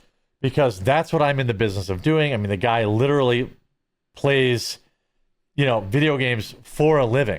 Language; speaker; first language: English; native; English